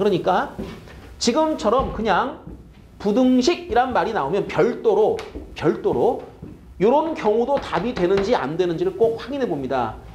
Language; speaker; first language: Korean; native; Korean